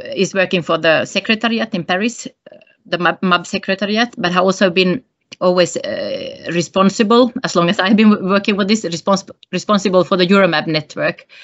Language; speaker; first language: English; non-native, fluent; Finnish